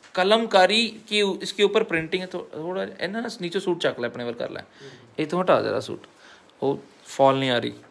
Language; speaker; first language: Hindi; non-native, local second language; Punjabi